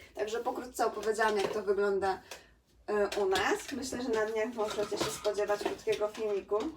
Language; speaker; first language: Polish; native; Polish